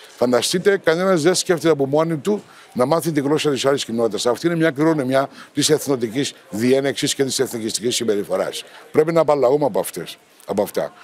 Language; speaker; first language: Greek; non-native, local second language; Turkish